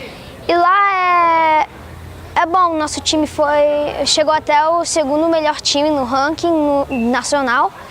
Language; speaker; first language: Portuguese; early bilingual, heritage; Portuguese